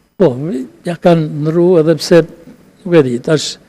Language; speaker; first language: Albanian; native; Albanian